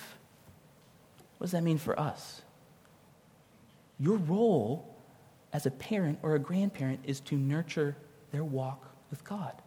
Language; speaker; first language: English; native; English